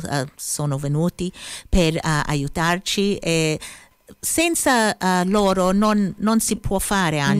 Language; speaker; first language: Italian; early bilingual, heritage; English